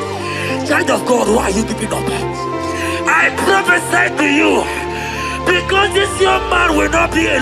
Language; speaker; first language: English; non-native, local second language; Igbo